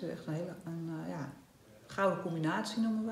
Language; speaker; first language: Dutch; native; Dutch